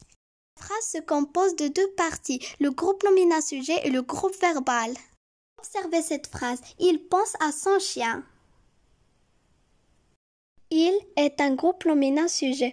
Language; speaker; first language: French; non-native, local second language; Arabic